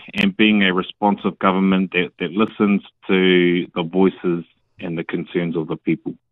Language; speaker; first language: English; native; English